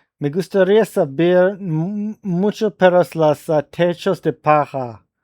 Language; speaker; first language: Spanish; non-native, learner; English